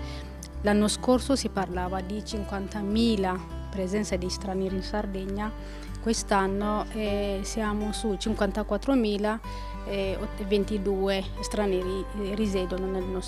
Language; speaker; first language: Italian; non-native, fluent; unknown